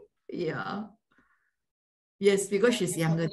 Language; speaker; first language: English; non-native, fluent; Malay